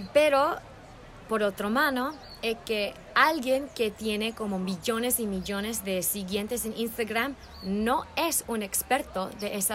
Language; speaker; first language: Spanish; early bilingual, heritage; English